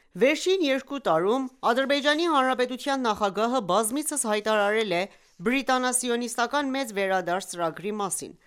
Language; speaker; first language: Armenian; early bilingual, heritage; Armenian